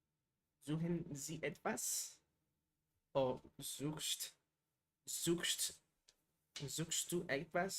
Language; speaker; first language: German; non-native, learner; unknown